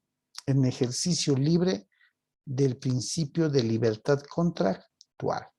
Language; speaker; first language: Spanish; native; Spanish